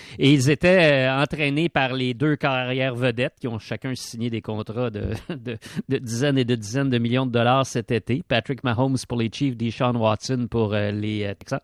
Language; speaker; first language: French; native; French